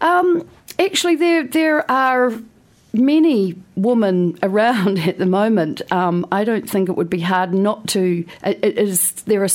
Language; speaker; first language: English; native; English